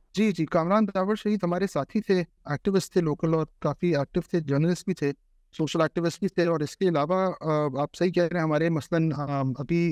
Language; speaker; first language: Urdu; non-native, local second language; Pashto